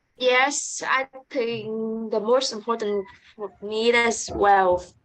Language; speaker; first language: English; non-native, learner; Vietnamese